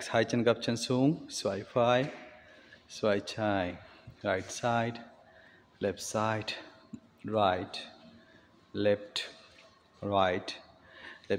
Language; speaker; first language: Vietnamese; non-native, learner; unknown